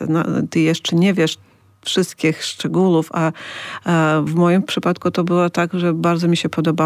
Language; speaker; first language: Polish; non-native, fluent; Ukrainian